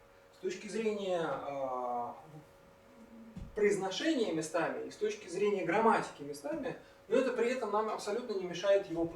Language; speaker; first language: Russian; native; Russian